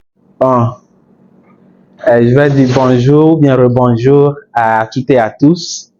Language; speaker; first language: French; non-native, fluent; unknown